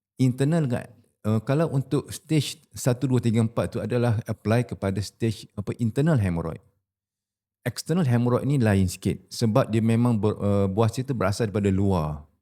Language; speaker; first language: Malay; native; Malay